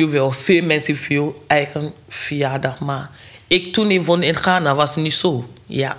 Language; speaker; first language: Dutch; non-native, learner; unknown